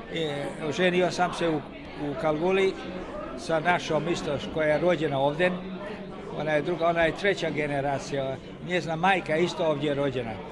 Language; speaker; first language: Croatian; early bilingual, heritage; Serbian